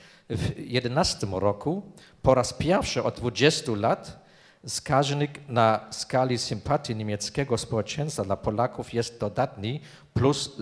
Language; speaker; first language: Polish; non-native, fluent; German